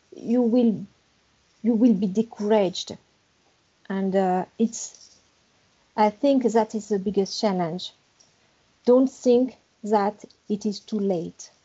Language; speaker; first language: English; non-native, learner; French